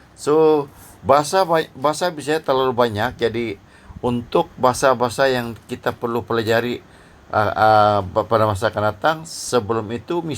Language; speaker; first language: Malay; non-native, local second language; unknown